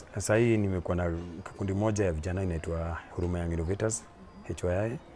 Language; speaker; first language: Swahili; native; Swahili